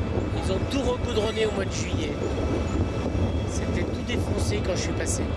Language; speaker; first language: French; native; French